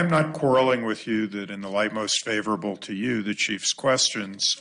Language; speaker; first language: English; native; English